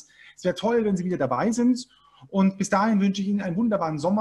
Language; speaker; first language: German; native; German